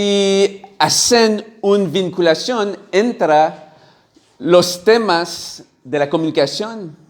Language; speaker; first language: Spanish; non-native, learner; French